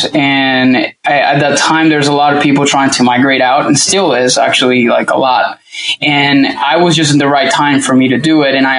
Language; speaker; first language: English; non-native, fluent; Spanish